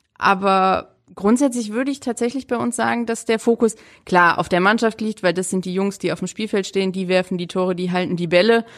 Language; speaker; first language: German; native; German